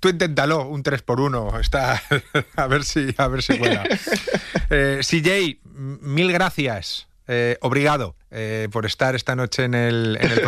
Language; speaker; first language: Spanish; native; Spanish